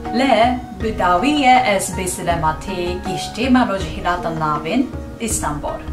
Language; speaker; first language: Kurdish; non-native, learner; Japanese